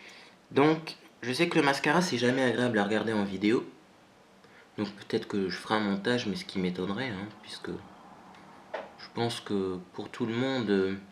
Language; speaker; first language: French; native; French